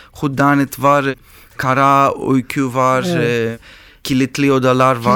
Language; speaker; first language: Turkish; non-native, learner; Greek